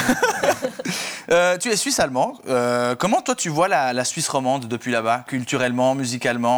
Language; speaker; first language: French; native; French